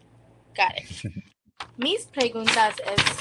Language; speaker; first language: Spanish; non-native, learner; English